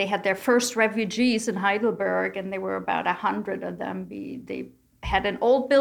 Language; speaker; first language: English; non-native, fluent; German